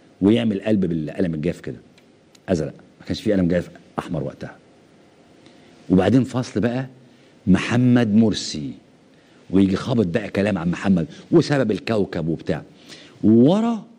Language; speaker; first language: Arabic; native; Arabic